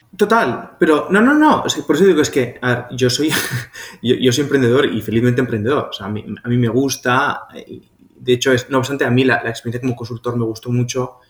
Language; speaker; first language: Spanish; native; Spanish